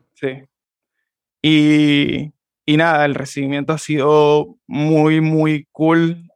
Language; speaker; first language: Spanish; native; Spanish